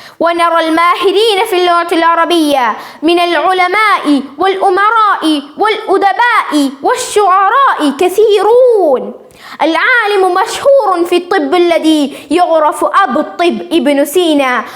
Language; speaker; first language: Arabic; non-native, learner; Malayalam